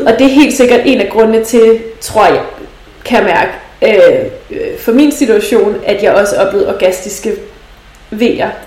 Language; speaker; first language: Danish; native; Danish